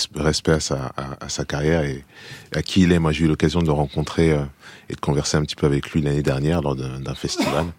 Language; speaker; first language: French; native; French